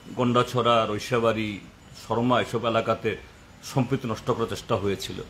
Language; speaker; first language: Bangla; non-native, local second language; Konkani